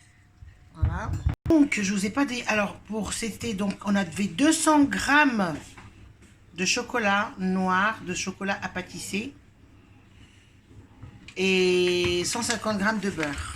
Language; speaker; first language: French; native; French